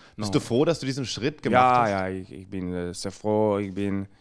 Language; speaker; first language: German; non-native, learner; Spanish